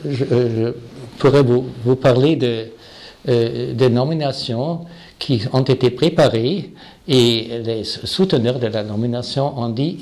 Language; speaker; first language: French; non-native, fluent; German